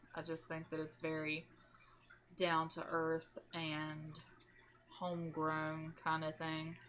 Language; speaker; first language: English; native; English